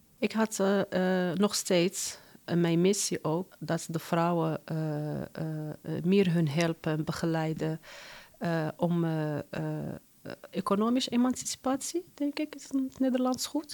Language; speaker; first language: Dutch; non-native, fluent; Arabic